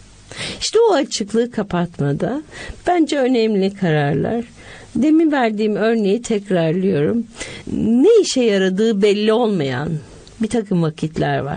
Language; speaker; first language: Turkish; native; Turkish